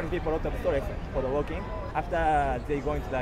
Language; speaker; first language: English; non-native, learner; Japanese